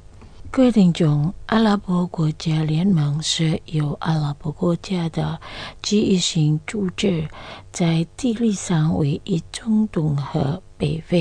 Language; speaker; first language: Chinese; non-native, learner; Indonesian